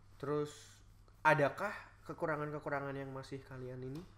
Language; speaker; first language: Indonesian; native; Indonesian